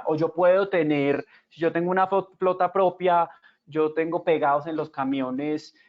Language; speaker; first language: Spanish; native; Spanish